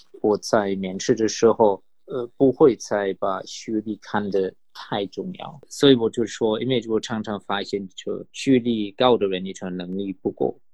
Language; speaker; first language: Chinese; non-native, fluent; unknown